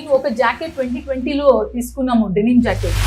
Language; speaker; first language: Telugu; non-native, local second language; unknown